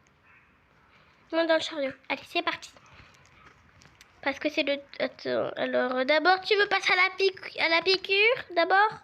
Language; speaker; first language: French; native; French